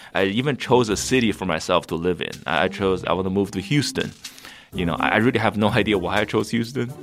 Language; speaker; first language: English; non-native, fluent; Chinese